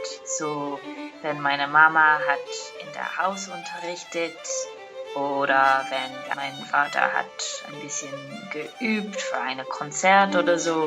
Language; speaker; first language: German; non-native, fluent; Irish